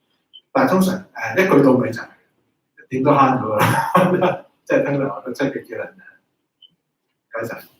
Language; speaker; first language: Chinese; native; Chinese